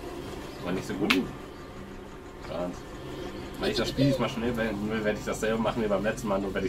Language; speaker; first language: German; native; German